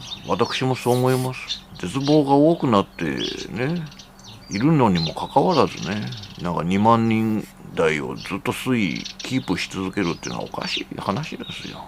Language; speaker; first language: Japanese; native; Japanese